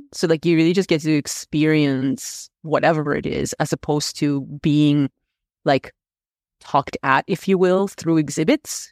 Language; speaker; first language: English; non-native, fluent; Russian